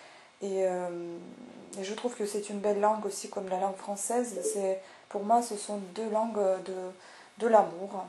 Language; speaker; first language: French; non-native, fluent; Russian